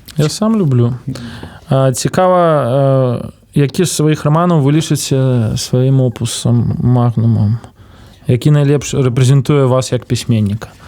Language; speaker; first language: Belarusian; non-native, local second language; Russian